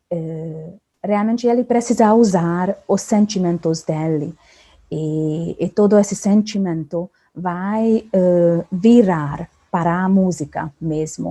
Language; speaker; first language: Portuguese; non-native, fluent; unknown